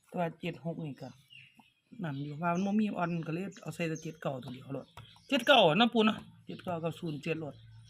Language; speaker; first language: Thai; native; Thai